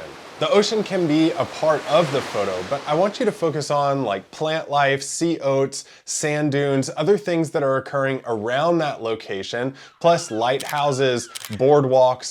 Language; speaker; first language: English; native; English